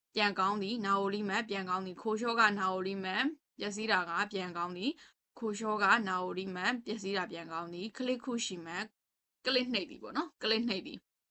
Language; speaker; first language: Burmese; native; Burmese